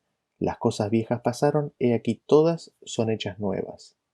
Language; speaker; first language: Spanish; native; Spanish